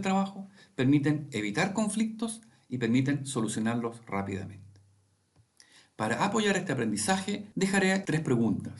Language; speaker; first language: Spanish; native; Spanish